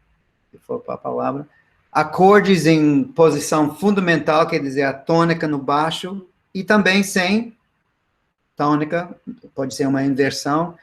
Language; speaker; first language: Portuguese; non-native, fluent; English